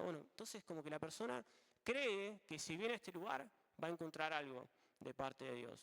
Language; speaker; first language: Spanish; native; Spanish